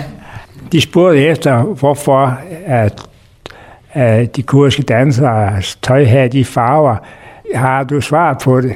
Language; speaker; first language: Danish; native; Danish